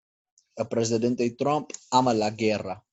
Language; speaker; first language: Spanish; non-native, learner; English